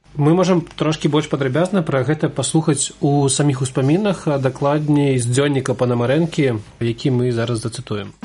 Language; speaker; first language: Belarusian; native; Belarusian